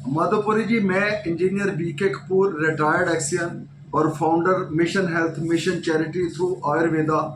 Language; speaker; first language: Hindi; non-native, local second language; Punjabi